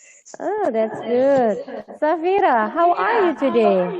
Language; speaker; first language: English; non-native, learner; Indonesian